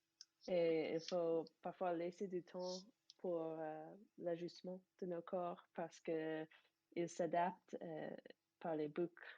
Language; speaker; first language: French; non-native, fluent; English